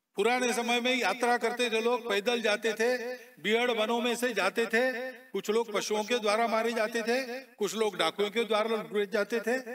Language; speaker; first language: Hindi; non-native, local second language; Marathi